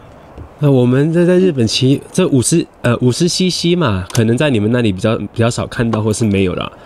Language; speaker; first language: Chinese; native; Chinese